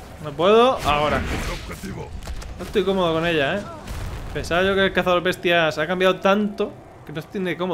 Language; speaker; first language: Spanish; native; Spanish